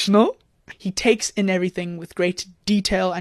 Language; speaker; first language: English; native; English